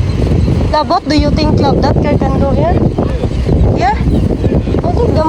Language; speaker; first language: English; non-native, local second language; Filipino